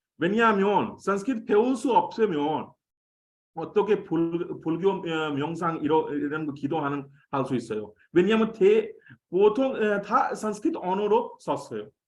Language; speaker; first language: Korean; non-native, fluent; Hindi